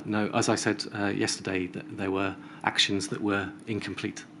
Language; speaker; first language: English; native; English